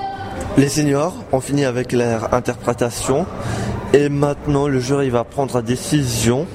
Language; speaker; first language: French; non-native, fluent; Serbian